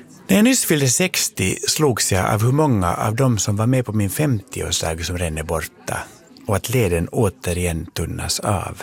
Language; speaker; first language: Swedish; native; Swedish